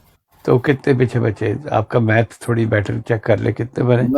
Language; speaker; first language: Urdu; native; Urdu